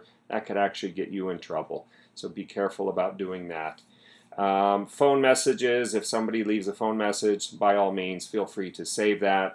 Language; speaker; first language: English; native; English